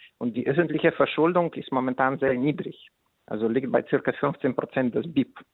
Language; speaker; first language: German; non-native, fluent; Russian